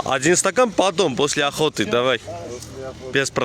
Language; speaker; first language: Russian; non-native, fluent; Armenian